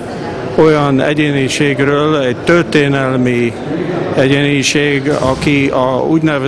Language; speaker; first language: Hungarian; early bilingual, heritage; Hungarian